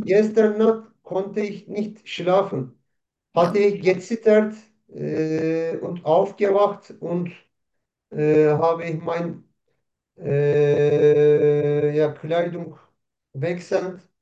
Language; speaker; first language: German; non-native, learner; Turkish